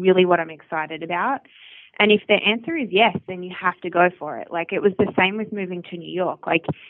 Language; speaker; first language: English; native; English